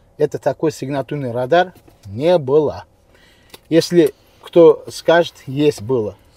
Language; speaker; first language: Russian; non-native, local second language; Uzbek